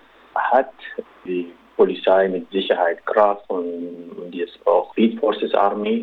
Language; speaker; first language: German; non-native, local second language; Arabic